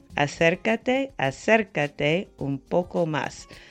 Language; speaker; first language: Spanish; non-native, fluent; English